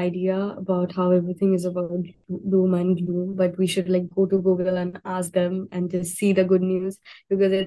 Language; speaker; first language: English; non-native, local second language; Bangla